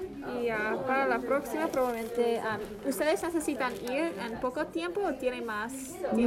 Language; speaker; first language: Spanish; non-native, learner; English